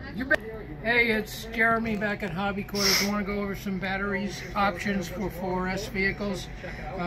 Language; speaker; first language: English; native; English